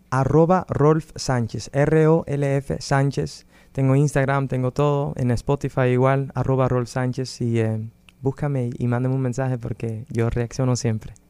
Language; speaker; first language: Spanish; early bilingual, heritage; Spanish